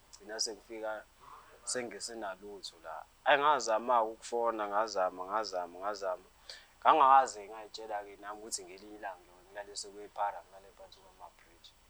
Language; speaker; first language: Zulu; native; Zulu